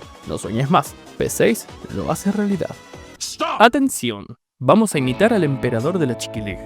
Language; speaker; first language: Spanish; native; Spanish